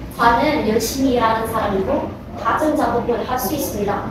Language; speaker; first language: Korean; non-native, learner; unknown